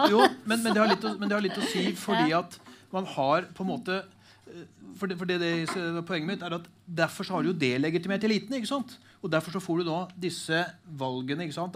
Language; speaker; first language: Norwegian; native; Norwegian